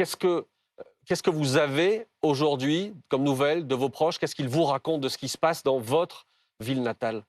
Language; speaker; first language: French; native; French